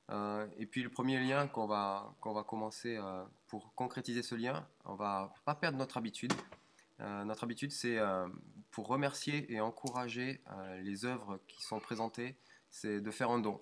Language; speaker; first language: French; native; French